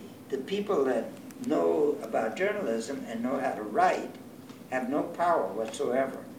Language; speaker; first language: English; native; English